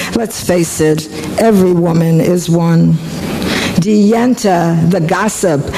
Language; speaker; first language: English; non-native, fluent; Polish